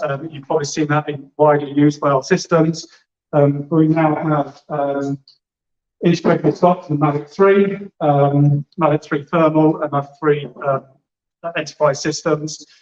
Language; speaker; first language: English; native; English